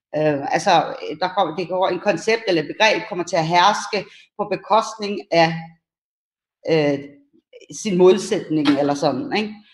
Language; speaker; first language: Danish; early bilingual, other home language; Persian